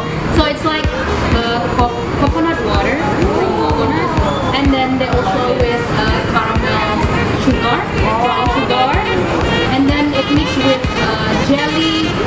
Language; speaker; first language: English; non-native, fluent; Indonesian